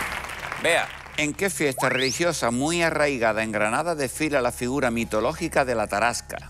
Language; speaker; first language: Spanish; native; Spanish